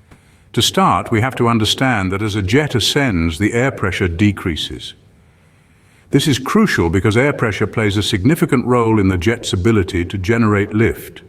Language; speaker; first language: English; native; English